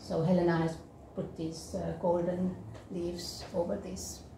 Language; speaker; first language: English; non-native, fluent; Finnish